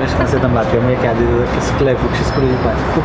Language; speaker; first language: Polish; non-native, learner; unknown